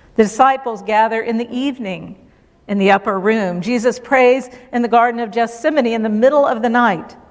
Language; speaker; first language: English; native; English